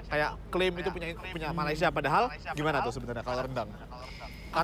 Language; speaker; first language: Indonesian; native; Indonesian